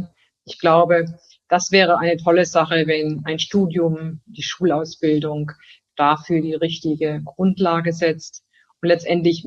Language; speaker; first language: German; native; German